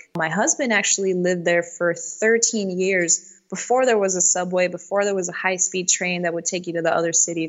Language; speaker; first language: English; early bilingual, other home language; Spanish